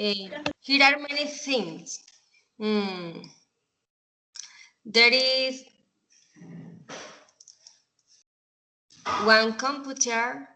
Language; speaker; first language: English; non-native, learner; Spanish